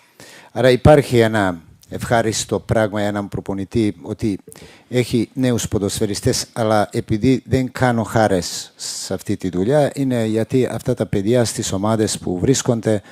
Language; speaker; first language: Greek; non-native, fluent; Serbian